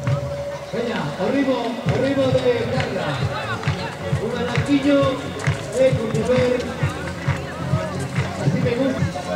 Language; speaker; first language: Spanish; non-native, local second language; Galician